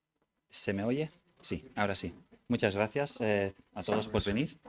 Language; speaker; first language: Spanish; non-native, fluent; Dutch